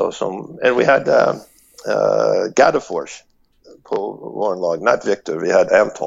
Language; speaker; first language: Swedish; non-native, fluent; English